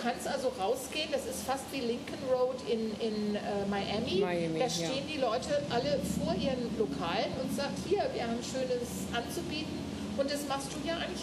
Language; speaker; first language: German; native; German